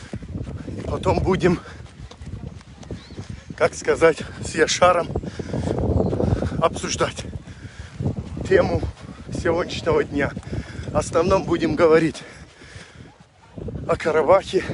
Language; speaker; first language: Russian; non-native, local second language; Azerbaijani